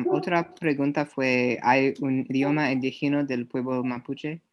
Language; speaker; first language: Spanish; non-native, learner; English